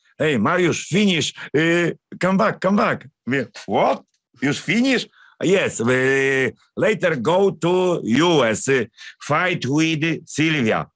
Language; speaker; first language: English; non-native, learner; Polish